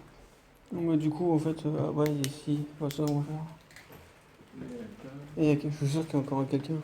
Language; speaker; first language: French; native; French